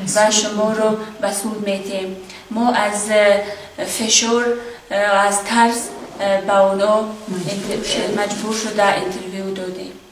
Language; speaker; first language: Tajik; non-native, local second language; Shughni